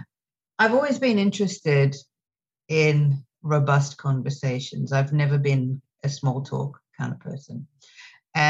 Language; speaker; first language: English; native; English